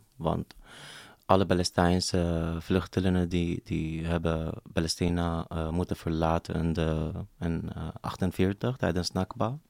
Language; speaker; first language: Dutch; non-native, fluent; Arabic